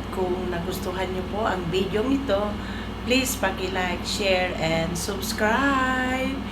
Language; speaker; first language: Filipino; native; Filipino